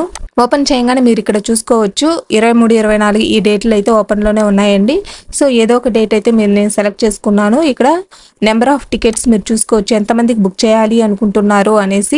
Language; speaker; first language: Telugu; native; Telugu